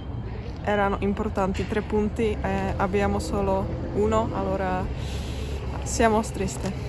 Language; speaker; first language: Italian; non-native, learner; Czech